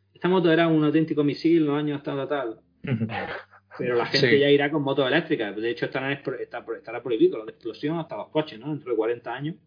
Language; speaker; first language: Spanish; native; Spanish